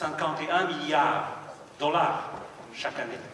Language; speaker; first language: French; non-native, fluent; Chinese